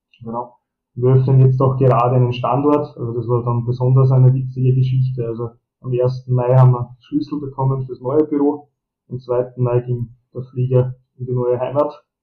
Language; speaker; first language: German; early bilingual, other home language; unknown